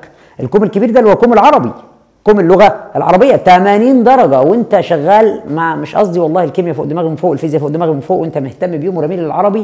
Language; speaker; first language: Arabic; native; Arabic